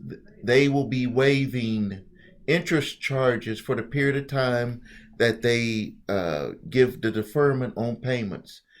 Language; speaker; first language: English; native; English